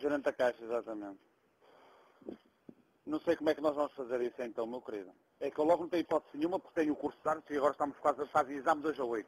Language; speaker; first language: Portuguese; native; Portuguese